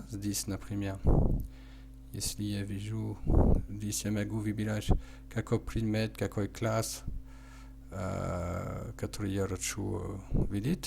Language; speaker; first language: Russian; non-native, learner; French